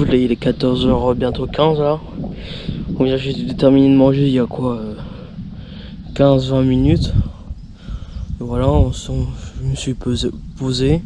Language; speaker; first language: French; native; French